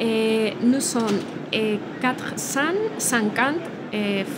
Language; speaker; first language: French; non-native, learner; Spanish